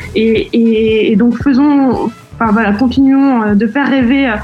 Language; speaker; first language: French; native; French